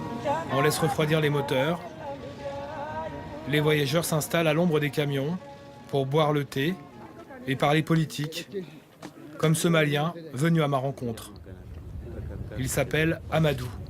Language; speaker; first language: French; native; French